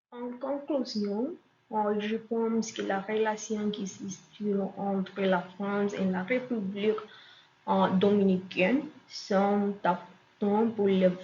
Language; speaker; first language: French; non-native, learner; Spanish